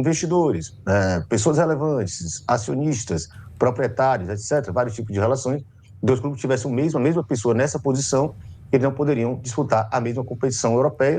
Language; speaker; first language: Portuguese; native; Portuguese